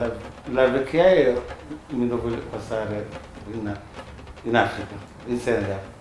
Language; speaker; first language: Italian; non-native, fluent; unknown